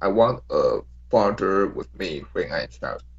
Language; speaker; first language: English; non-native, learner; Chinese